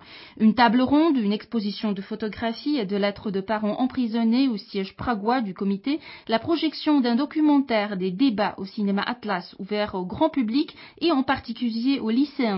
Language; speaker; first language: French; native; French